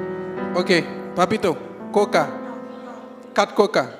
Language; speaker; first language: Spanish; non-native, learner; Haitian Creole